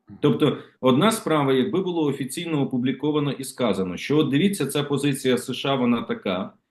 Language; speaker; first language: Ukrainian; native; Ukrainian